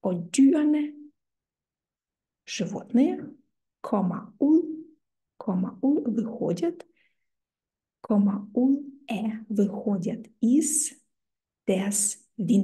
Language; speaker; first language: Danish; non-native, fluent; Russian